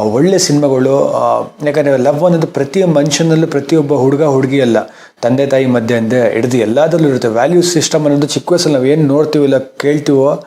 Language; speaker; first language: Kannada; native; Kannada